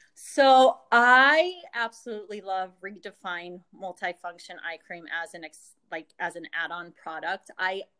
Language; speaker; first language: English; native; English